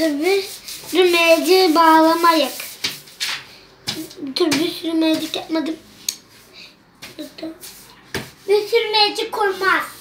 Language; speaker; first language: Turkish; early bilingual, heritage; Turkish